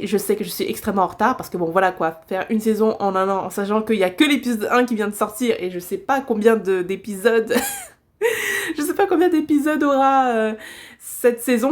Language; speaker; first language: French; native; French